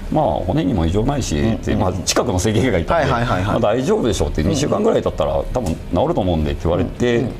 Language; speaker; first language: Japanese; native; Japanese